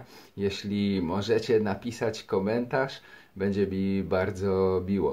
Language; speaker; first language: Polish; native; Polish